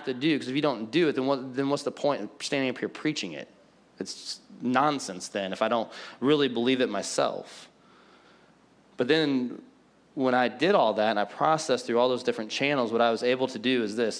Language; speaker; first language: English; native; English